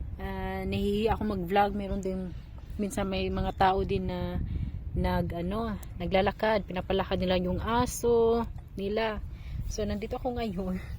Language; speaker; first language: Filipino; native; Filipino